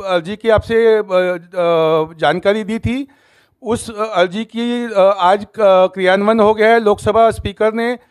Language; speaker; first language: Hindi; native; Hindi